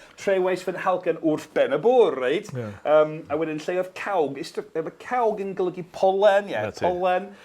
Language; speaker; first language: Welsh; non-native, fluent; English